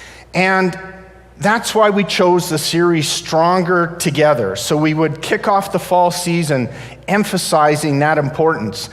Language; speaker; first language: English; native; English